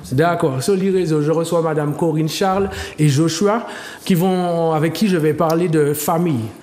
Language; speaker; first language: French; native; French